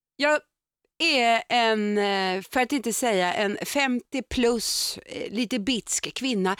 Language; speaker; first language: Swedish; native; Swedish